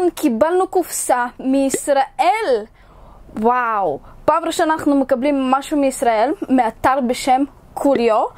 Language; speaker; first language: Hebrew; early bilingual, other home language; Russian